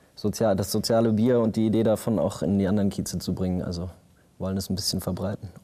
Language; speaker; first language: German; native; German